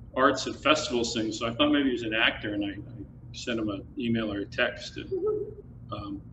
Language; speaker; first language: English; native; English